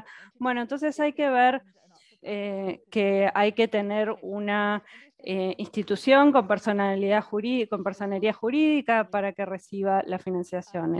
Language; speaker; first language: Spanish; native; Spanish